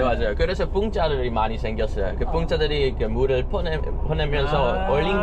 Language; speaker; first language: Korean; non-native, fluent; Dutch